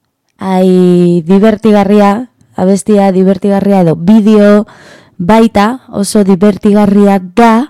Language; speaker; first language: Basque; non-native, learner; Spanish